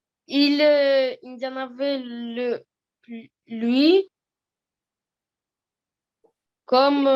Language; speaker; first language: French; non-native, learner; Russian